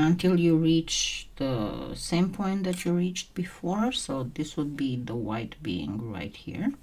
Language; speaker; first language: English; non-native, fluent; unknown